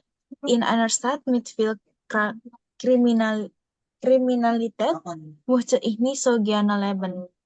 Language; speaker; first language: German; non-native, learner; Indonesian